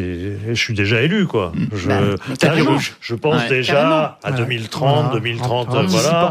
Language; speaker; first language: French; native; French